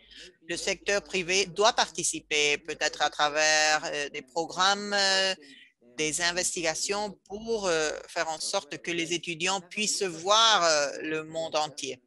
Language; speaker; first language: French; non-native, fluent; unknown